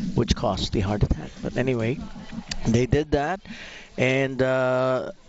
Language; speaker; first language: English; non-native, local second language; Filipino